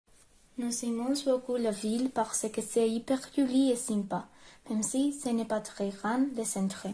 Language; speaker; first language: French; non-native, learner; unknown